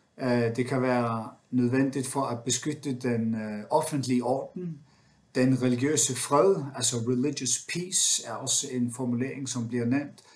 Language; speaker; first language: Danish; non-native, local second language; Faroese